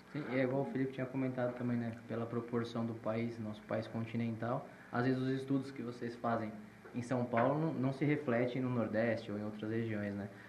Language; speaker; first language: Portuguese; native; Portuguese